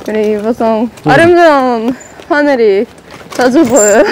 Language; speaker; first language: Korean; non-native, learner; Russian